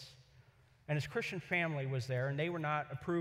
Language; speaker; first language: English; native; English